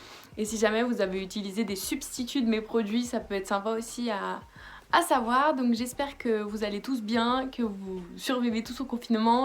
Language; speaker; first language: French; native; French